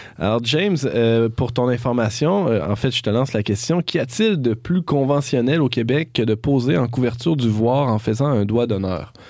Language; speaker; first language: French; native; French